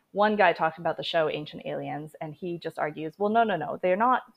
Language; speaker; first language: English; native; English